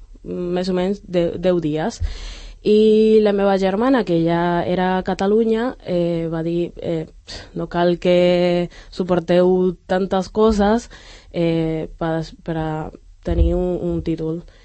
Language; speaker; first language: Catalan; non-native, local second language; Spanish